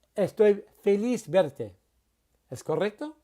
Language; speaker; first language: Spanish; non-native, learner; English